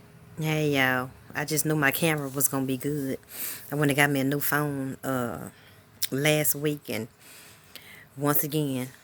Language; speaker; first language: English; native; English